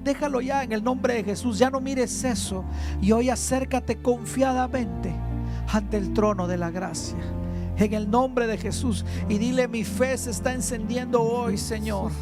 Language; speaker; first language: Spanish; native; Spanish